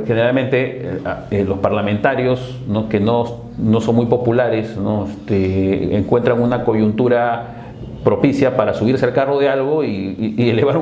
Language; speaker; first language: Spanish; native; Spanish